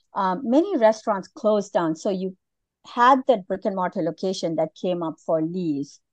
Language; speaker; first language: English; non-native, local second language; Tamil